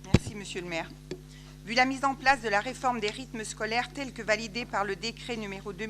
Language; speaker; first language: French; native; French